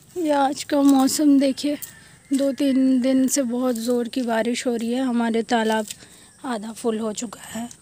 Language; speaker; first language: Hindi; non-native, local second language; Bangla